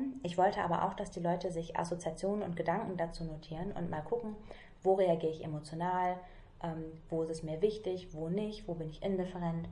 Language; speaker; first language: German; native; German